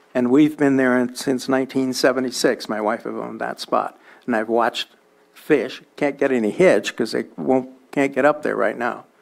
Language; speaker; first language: English; native; English